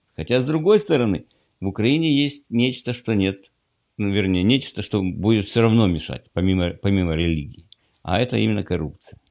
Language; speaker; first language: Russian; native; Russian